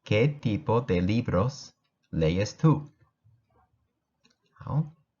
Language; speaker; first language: Spanish; non-native, fluent; English